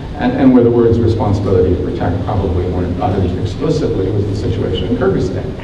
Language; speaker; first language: English; native; English